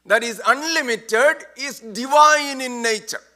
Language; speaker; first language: English; non-native, local second language; Malayalam